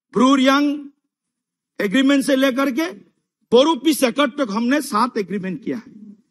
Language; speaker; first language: Hindi; non-native, local second language; Assamese